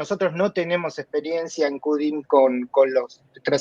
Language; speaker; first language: Spanish; native; Spanish